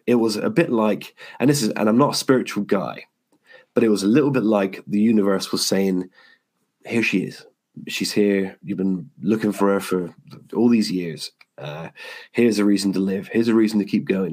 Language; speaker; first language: English; native; English